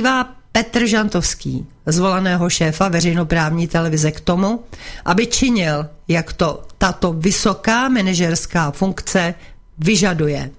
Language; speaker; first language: Czech; native; Czech